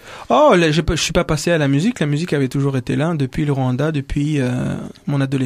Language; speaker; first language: French; non-native, local second language; Kinyarwanda